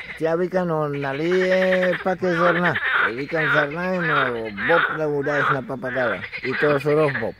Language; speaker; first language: Bulgarian; non-native, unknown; Spanish